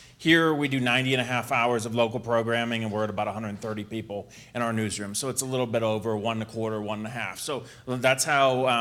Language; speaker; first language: English; native; English